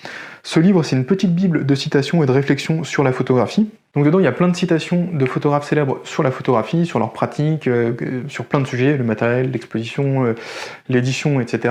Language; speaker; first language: French; native; French